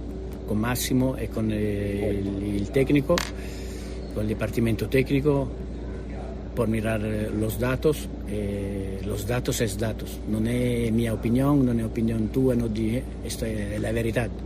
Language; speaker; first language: Spanish; non-native, learner; Italian